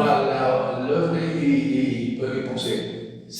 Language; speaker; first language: French; non-native, learner; Portuguese